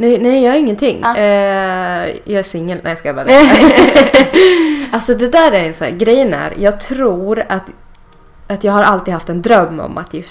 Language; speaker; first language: Swedish; native; Swedish